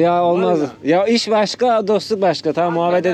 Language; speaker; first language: Turkish; native; Turkish